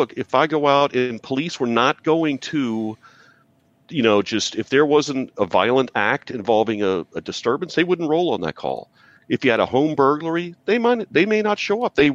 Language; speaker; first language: English; native; English